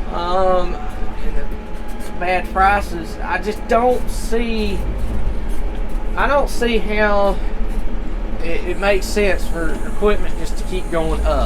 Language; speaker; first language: English; native; English